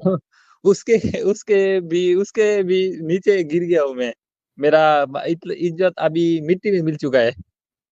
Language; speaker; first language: Hindi; non-native, learner; Bangla